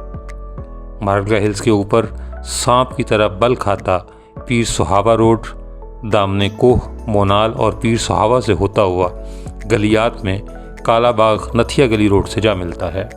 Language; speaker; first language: Urdu; native; Urdu